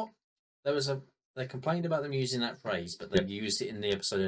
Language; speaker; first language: English; native; English